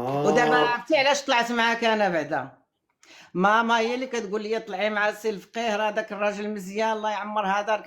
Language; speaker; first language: Arabic; native; Arabic